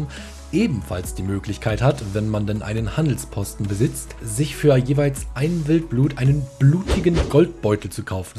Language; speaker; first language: German; native; German